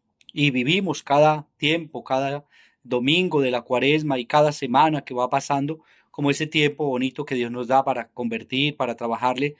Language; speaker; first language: Spanish; native; Spanish